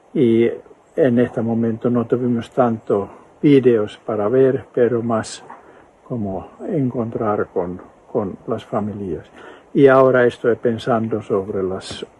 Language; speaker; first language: Spanish; non-native, fluent; Finnish